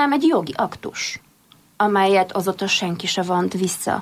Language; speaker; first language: Hungarian; non-native, fluent; Polish